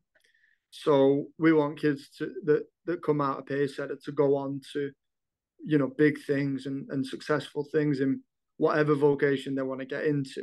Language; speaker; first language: English; native; English